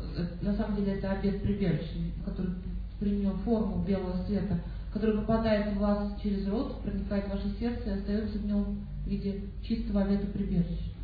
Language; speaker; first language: Russian; native; Russian